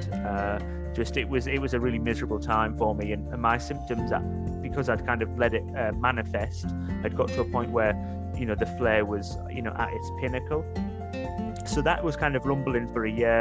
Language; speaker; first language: English; native; English